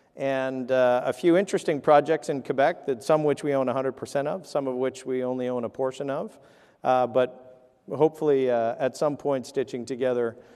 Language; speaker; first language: English; native; English